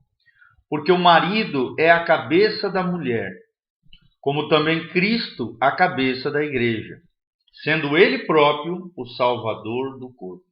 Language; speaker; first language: Portuguese; native; Portuguese